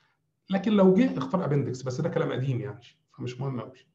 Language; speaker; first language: Arabic; native; Arabic